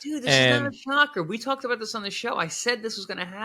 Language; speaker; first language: English; native; English